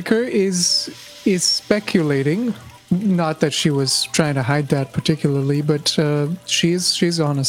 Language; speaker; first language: English; non-native, fluent; German